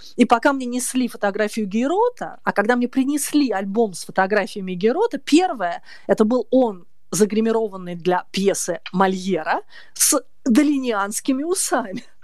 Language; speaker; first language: Russian; native; Russian